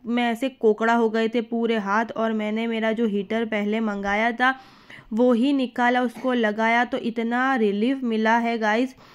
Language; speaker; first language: Hindi; native; Hindi